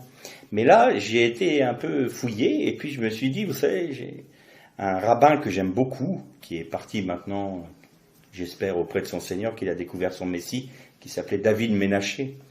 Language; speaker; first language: French; native; French